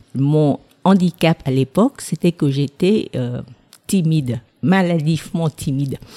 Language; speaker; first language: French; non-native, fluent; Vietnamese